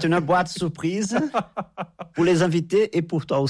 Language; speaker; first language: French; non-native, fluent; Portuguese